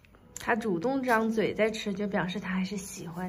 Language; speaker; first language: Chinese; native; Chinese